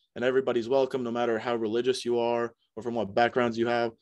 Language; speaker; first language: English; native; English